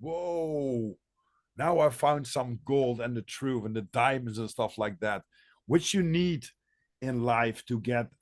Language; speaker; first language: English; non-native, fluent; Dutch